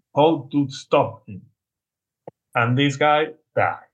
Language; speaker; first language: English; non-native, learner; Spanish